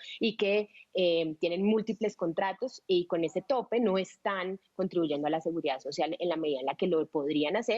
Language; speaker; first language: Spanish; native; Spanish